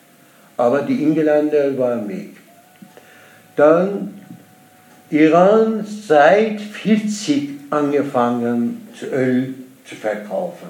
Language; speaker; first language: German; non-native, learner; Persian